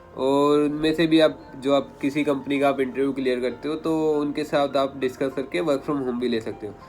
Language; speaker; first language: Hindi; native; Hindi